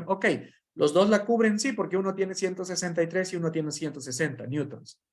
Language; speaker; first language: Spanish; native; Spanish